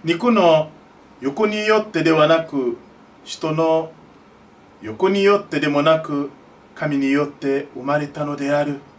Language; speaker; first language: Japanese; non-native, fluent; French